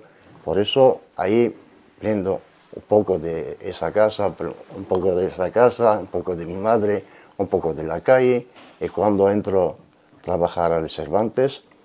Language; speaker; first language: Spanish; non-native, learner; Arabic